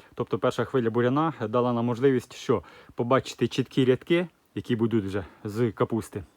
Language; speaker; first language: Ukrainian; native; Ukrainian